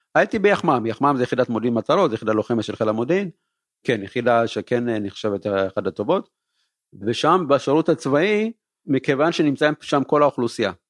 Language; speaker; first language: Hebrew; early bilingual, other home language; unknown